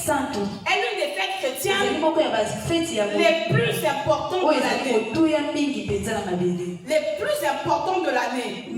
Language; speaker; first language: French; non-native, local second language; Lingala